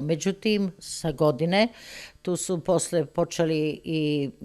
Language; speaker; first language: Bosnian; early bilingual, heritage; Serbian